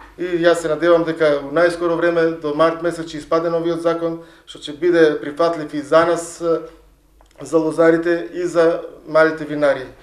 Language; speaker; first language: Macedonian; native; Macedonian